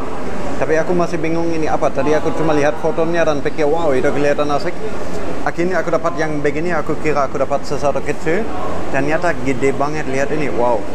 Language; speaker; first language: Indonesian; non-native, fluent; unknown